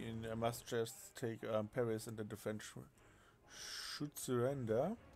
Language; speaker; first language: English; non-native, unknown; German